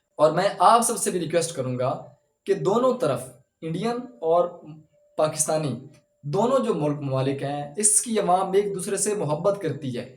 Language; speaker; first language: Urdu; non-native, local second language; Punjabi